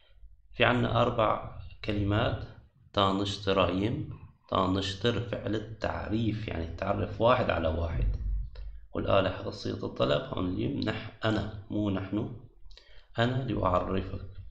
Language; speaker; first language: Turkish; non-native, fluent; Arabic